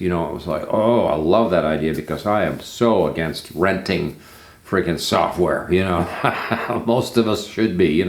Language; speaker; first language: English; native; English